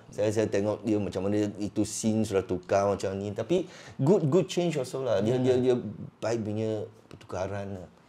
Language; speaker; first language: Malay; non-native, local second language; Cantonese